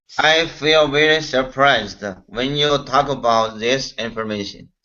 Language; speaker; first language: English; non-native, learner; Chinese